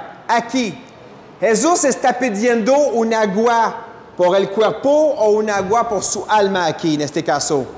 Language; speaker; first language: Spanish; non-native, fluent; French